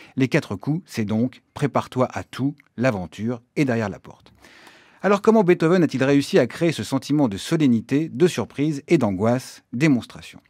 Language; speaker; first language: French; native; French